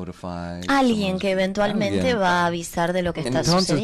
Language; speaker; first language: Spanish; native; Spanish